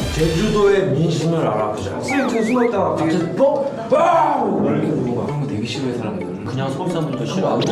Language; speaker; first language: Korean; native; Korean